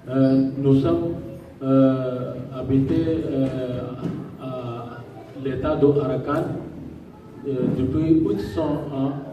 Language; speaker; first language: French; non-native, learner; Rohingya